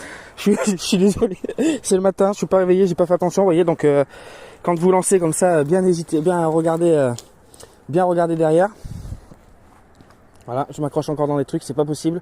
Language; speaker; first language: French; native; French